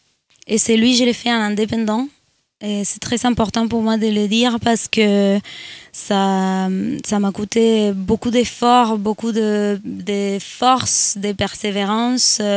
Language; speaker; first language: French; non-native, fluent; Spanish